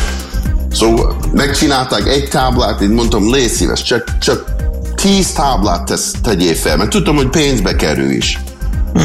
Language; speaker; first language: Hungarian; early bilingual, heritage; English